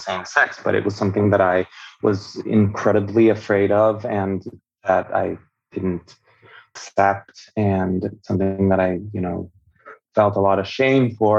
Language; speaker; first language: English; non-native, fluent; Spanish